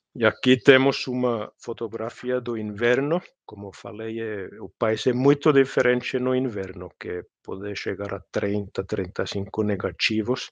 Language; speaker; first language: Portuguese; non-native, fluent; Finnish